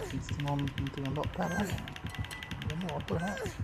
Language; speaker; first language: Swedish; native; Swedish